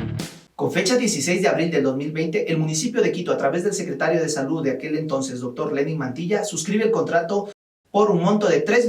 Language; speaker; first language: Spanish; native; Spanish